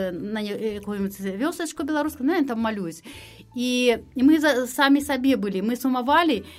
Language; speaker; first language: Belarusian; non-native, local second language; Russian